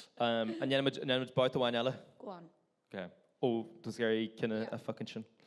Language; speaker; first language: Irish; non-native, local second language; English